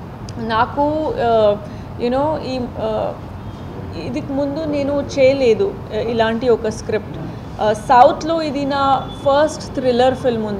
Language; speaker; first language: Telugu; non-native, fluent; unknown